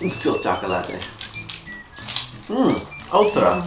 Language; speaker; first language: Spanish; non-native, learner; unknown